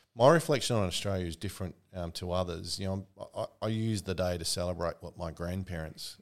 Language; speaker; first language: English; native; English